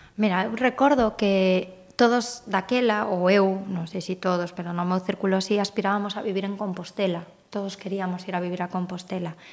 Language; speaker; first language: Galician; native; Galician